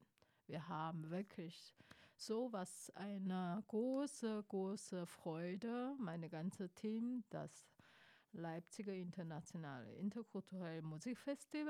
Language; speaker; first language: German; non-native, fluent; Chinese